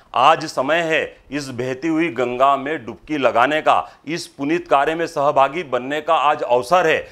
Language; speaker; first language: Hindi; native; Hindi